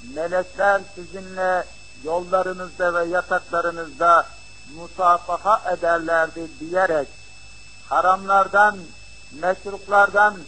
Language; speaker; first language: Turkish; native; Turkish